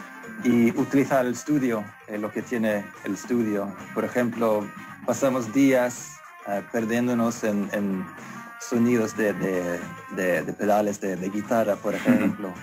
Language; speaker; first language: Spanish; non-native, fluent; Swedish